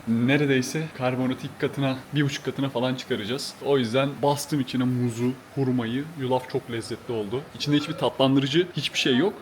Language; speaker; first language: Turkish; native; Turkish